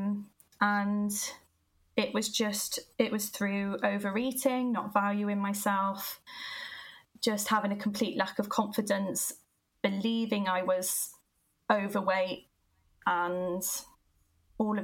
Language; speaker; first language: English; native; English